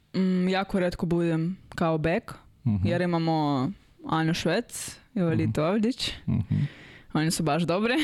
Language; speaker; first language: Serbian; non-native, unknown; Russian